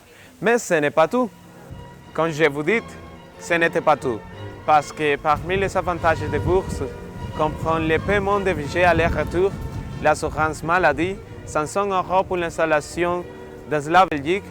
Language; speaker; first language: French; non-native, learner; Spanish